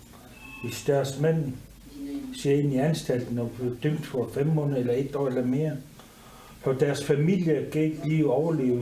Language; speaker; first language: Danish; non-native, local second language; Kalaallisut